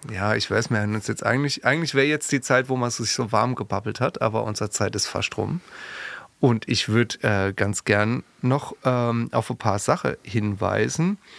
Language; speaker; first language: German; native; German